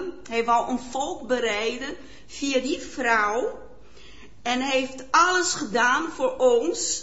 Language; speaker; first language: Dutch; non-native, fluent; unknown